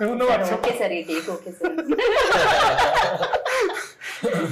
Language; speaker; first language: Telugu; native; Telugu